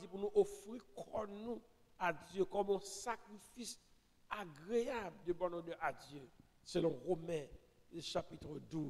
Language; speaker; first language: French; non-native, local second language; Haitian Creole